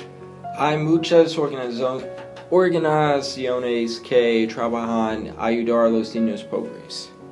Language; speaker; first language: Spanish; non-native, learner; English